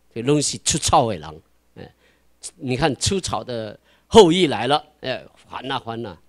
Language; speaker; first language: Chinese; non-native, local second language; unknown